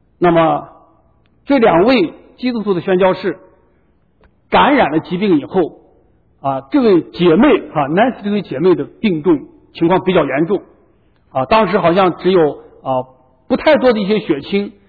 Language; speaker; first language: Chinese; native; Chinese